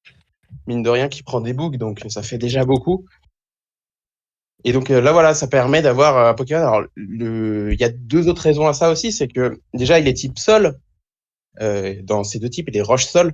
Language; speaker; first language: French; native; French